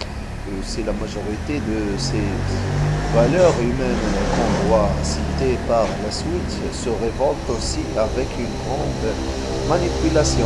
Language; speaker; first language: French; non-native, local second language; Arabic